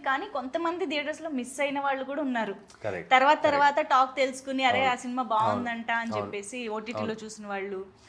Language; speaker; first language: Telugu; native; Telugu